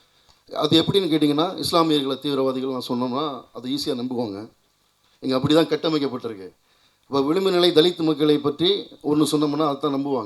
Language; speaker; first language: Tamil; native; Tamil